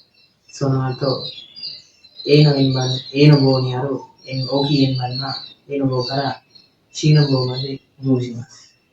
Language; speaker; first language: Japanese; non-native, learner; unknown